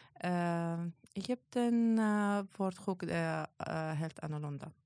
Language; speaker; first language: Swedish; non-native, learner; Arabic